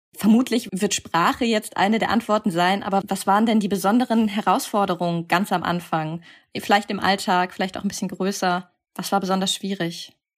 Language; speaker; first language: German; native; German